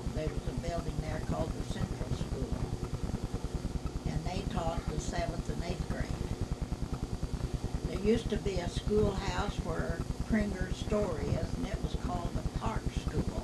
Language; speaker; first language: English; native; English